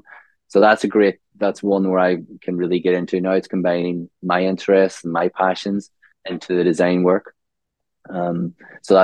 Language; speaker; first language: English; native; English